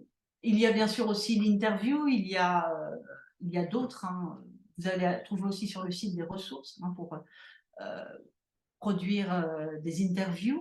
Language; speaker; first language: French; native; French